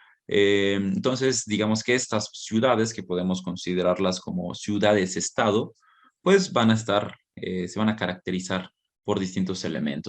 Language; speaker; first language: Spanish; native; Spanish